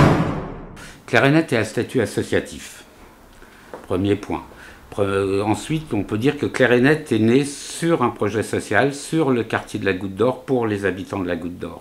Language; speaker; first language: French; native; French